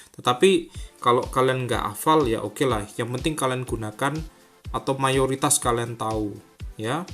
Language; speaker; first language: Indonesian; native; Indonesian